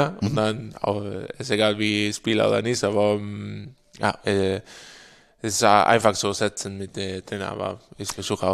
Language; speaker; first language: German; non-native, fluent; Spanish